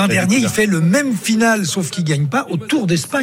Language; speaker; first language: French; native; French